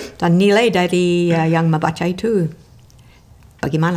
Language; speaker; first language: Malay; non-native, fluent; English